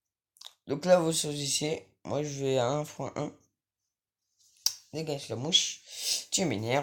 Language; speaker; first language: French; native; French